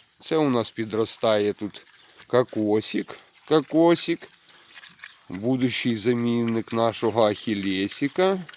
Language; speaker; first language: Ukrainian; native; Ukrainian